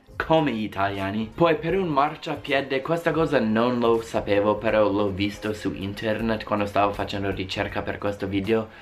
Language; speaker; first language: Italian; non-native, fluent; English